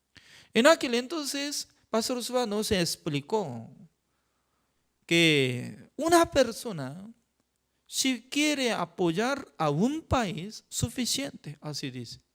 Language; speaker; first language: Spanish; non-native, fluent; Korean